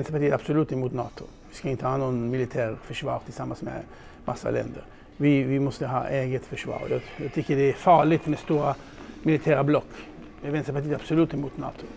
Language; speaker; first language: Swedish; non-native, fluent; Hebrew